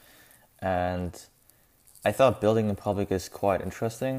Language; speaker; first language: English; non-native, fluent; German